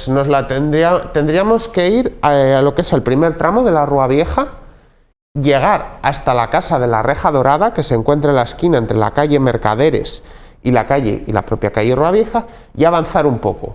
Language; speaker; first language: Spanish; native; Spanish